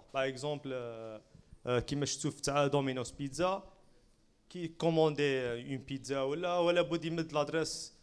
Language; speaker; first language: French; non-native, local second language; Arabic